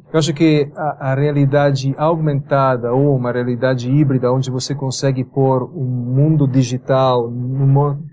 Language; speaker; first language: Portuguese; non-native, fluent; Italian